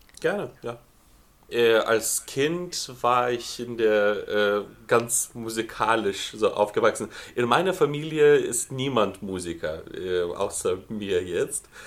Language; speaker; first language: German; non-native, fluent; Lithuanian